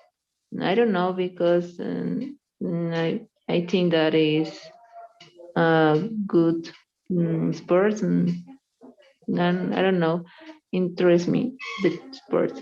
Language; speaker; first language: English; non-native, learner; Spanish